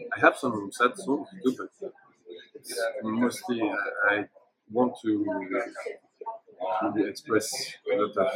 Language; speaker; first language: English; non-native, learner; French